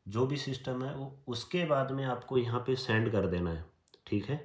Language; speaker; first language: Hindi; native; Hindi